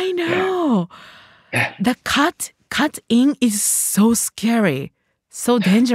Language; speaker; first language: English; non-native, learner; Japanese